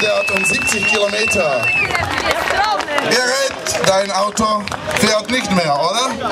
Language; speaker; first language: German; non-native, learner; Slovak